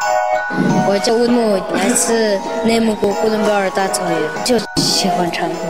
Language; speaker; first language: Chinese; non-native, local second language; Mongolian